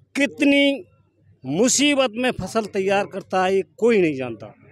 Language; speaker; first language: Hindi; native; Hindi